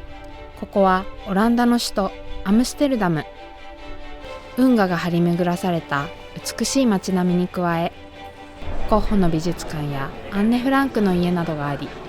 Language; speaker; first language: Japanese; native; Japanese